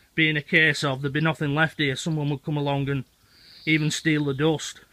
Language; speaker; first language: English; native; English